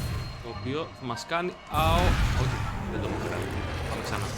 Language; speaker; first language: Greek; native; Greek